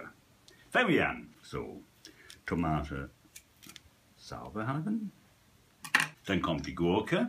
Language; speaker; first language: German; non-native, fluent; Italian